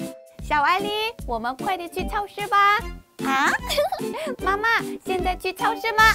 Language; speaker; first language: Chinese; non-native, fluent; Korean